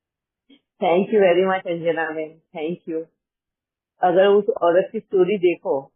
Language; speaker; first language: Hindi; native; Hindi